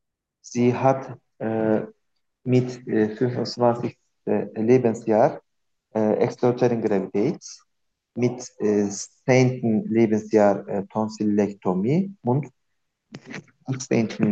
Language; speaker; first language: German; non-native, learner; Turkish